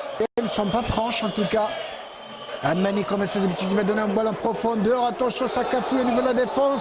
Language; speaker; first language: French; non-native, local second language; Arabic